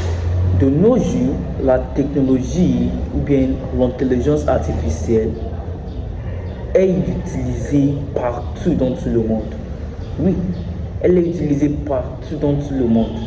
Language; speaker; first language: French; non-native, learner; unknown